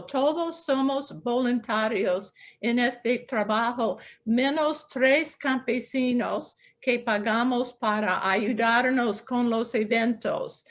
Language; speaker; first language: Spanish; non-native, local second language; English